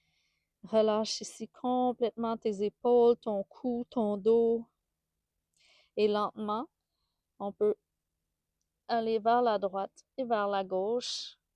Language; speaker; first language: French; native; French